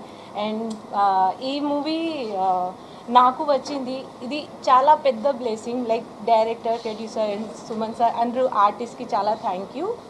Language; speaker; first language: Telugu; non-native, learner; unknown